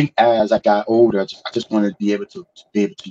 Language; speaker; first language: English; native; English